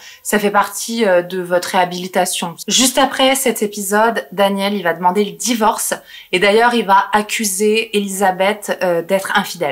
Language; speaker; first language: French; native; French